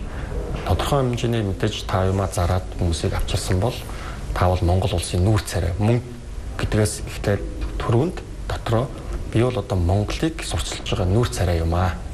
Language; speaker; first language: Mongolian; native; Mongolian